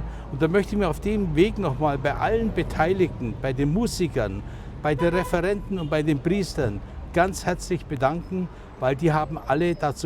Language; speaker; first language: German; native; German